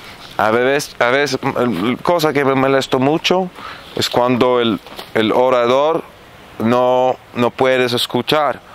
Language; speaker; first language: Spanish; non-native, fluent; Arabic